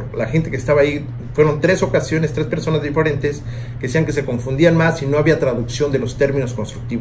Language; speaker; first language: Spanish; native; Spanish